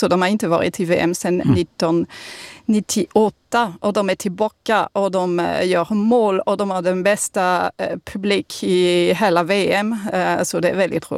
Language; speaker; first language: Swedish; non-native, fluent; French